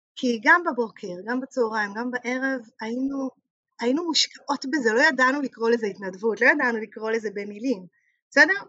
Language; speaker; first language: Hebrew; native; Hebrew